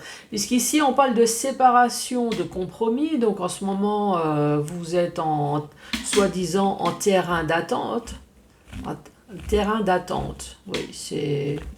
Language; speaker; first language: French; native; French